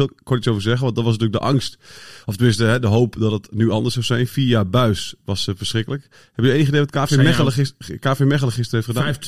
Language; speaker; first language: Dutch; native; Dutch